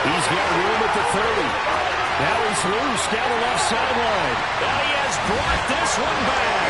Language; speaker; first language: English; native; English